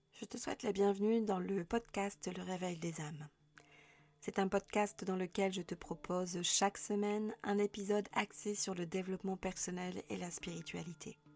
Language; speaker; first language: French; native; French